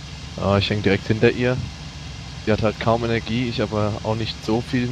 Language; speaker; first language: German; native; German